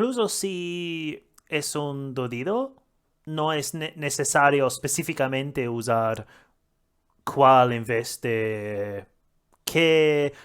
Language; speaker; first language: Spanish; non-native, learner; English